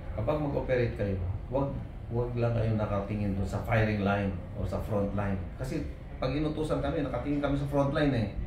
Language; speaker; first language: Filipino; non-native, local second language; Iloko